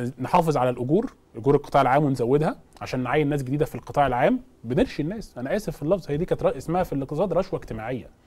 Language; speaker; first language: Arabic; native; Arabic